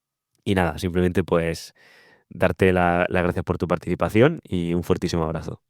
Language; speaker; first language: Spanish; native; Spanish